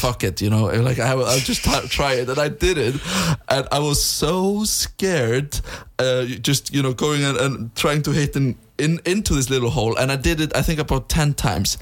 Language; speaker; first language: English; non-native, fluent; Icelandic